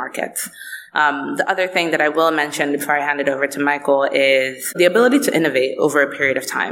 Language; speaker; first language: English; non-native, local second language; Igbo